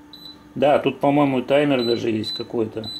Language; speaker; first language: Russian; native; Russian